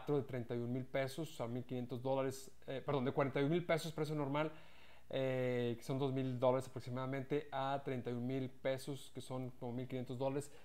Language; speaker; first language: Spanish; native; Spanish